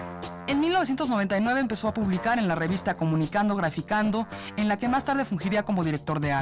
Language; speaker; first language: Spanish; native; Spanish